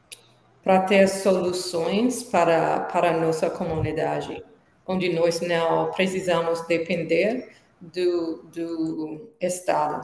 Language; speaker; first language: Portuguese; non-native, learner; English